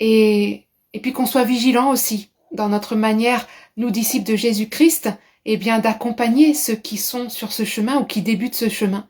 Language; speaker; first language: French; native; French